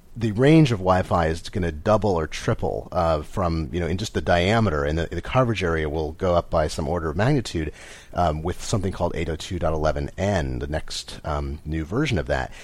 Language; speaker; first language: English; native; English